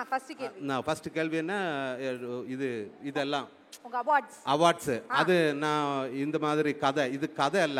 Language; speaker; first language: Tamil; non-native, local second language; Malayalam